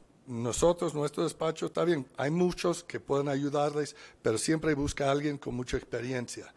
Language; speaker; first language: Spanish; non-native, fluent; English